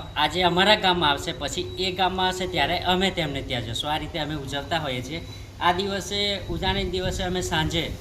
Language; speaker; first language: Gujarati; non-native, local second language; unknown